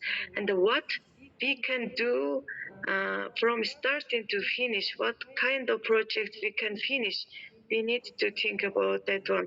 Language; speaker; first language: English; non-native, learner; Mongolian